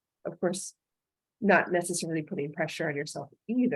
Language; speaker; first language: English; native; English